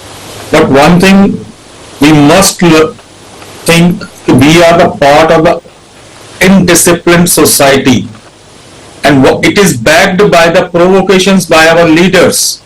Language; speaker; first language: English; non-native, local second language; Hindi